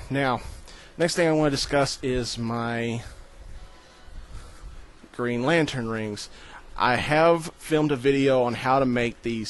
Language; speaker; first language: English; native; English